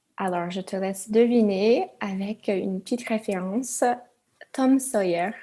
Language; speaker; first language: French; non-native, fluent; English